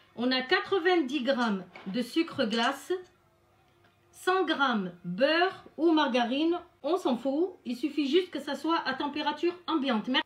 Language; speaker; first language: French; non-native, local second language; Arabic